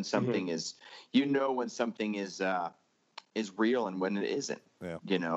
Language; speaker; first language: English; native; English